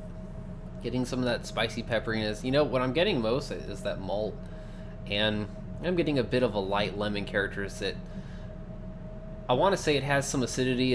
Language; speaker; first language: English; native; English